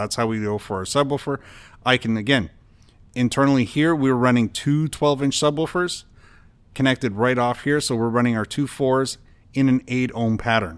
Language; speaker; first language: English; native; English